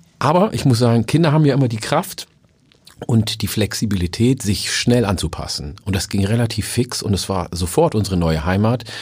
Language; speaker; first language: German; early bilingual, other home language; Oromo